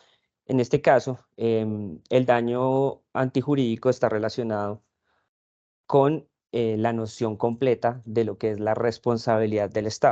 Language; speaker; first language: Spanish; native; Spanish